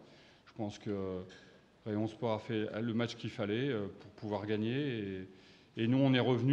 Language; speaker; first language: French; native; French